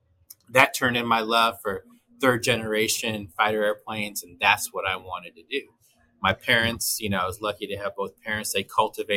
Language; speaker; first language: English; native; English